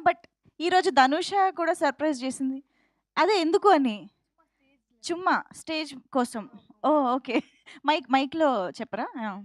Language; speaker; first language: Telugu; native; Telugu